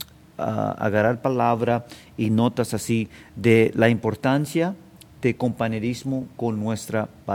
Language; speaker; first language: Spanish; early bilingual, heritage; Spanish